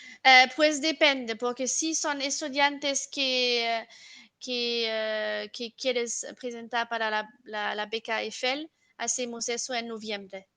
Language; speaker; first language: Spanish; non-native, fluent; French